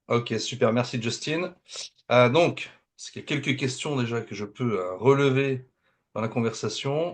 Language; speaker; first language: French; native; French